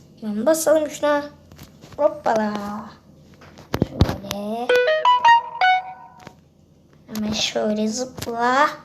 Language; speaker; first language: Turkish; native; Turkish